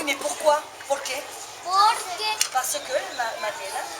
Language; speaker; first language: French; native; French